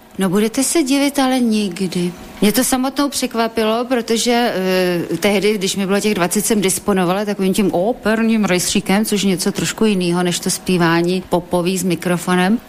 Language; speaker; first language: Czech; native; Czech